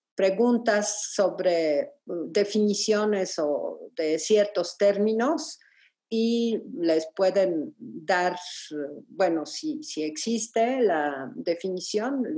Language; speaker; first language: Spanish; non-native, fluent; Polish